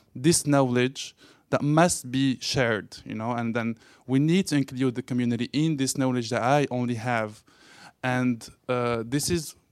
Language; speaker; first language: English; non-native, fluent; Arabic